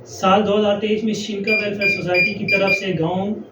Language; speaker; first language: Urdu; non-native, local second language; Punjabi